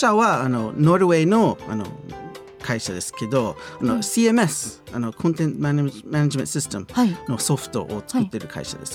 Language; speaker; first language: Japanese; non-native, learner; English